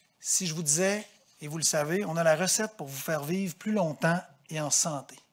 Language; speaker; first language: French; native; French